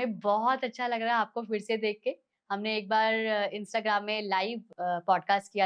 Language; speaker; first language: Hindi; native; Hindi